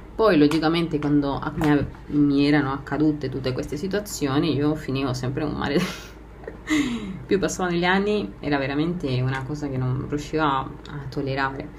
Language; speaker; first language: Italian; non-native, fluent; Spanish